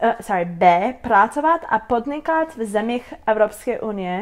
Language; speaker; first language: Czech; non-native, learner; English